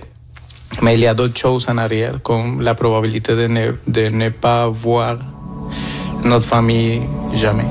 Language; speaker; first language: French; non-native, fluent; Spanish